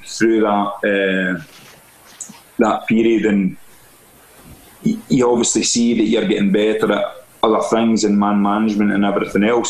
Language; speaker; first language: English; native; English